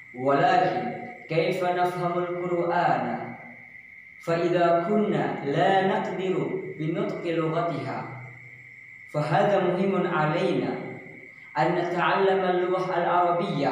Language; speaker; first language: Arabic; non-native, learner; Indonesian